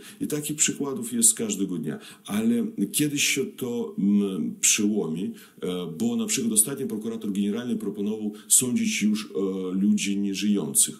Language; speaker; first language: Polish; non-native, fluent; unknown